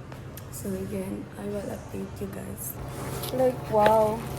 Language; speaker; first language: English; non-native, learner; Filipino